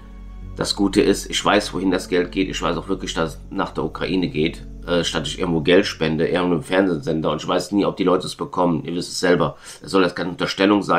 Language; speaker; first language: German; native; German